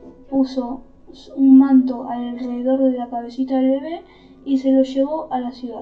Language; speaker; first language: Spanish; native; Spanish